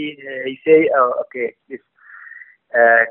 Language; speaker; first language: English; non-native, learner; Arabic